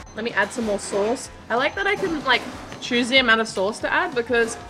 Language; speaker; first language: English; native; English